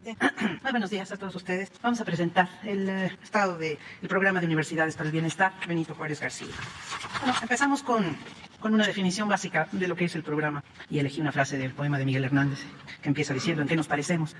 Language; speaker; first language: Spanish; native; Spanish